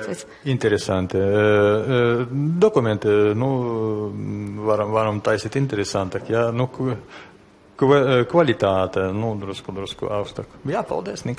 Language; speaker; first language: Latvian; non-native, learner; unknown